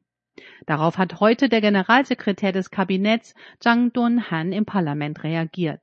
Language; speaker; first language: German; native; German